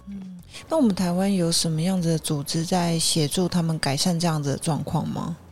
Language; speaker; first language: Chinese; native; Chinese